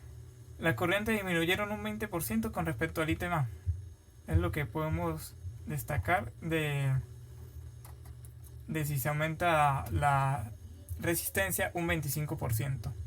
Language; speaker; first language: Spanish; native; Spanish